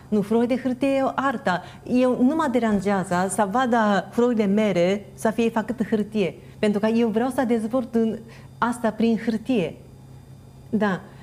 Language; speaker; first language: Romanian; non-native, fluent; Japanese